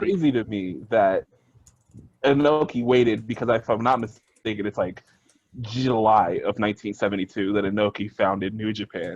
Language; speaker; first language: English; native; English